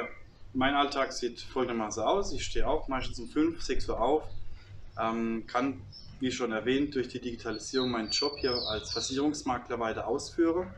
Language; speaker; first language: German; native; German